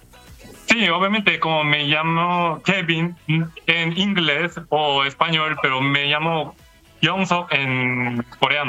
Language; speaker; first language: Spanish; non-native, fluent; Korean